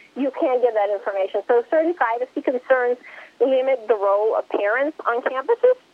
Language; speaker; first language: English; early bilingual, other home language; Spanish